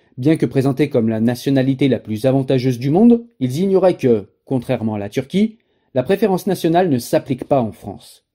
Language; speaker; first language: French; native; French